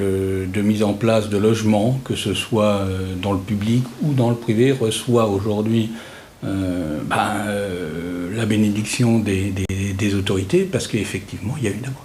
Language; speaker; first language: French; native; French